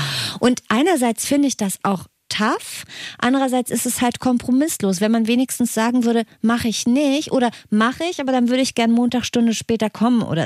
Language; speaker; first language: German; native; German